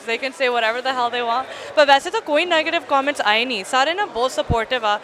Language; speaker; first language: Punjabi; early bilingual, heritage; English